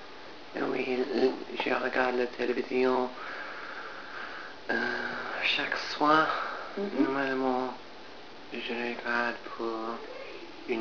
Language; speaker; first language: French; non-native, learner; English